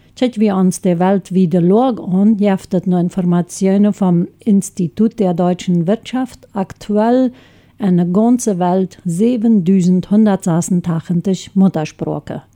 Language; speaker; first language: German; non-native, local second language; Low German